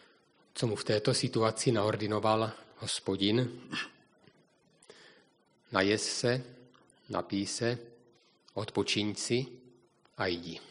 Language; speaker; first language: Czech; native; Czech